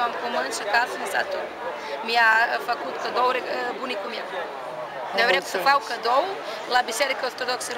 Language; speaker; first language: Romanian; early bilingual, heritage; Romanian